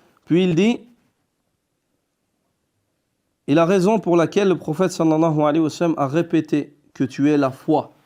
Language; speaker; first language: French; native; French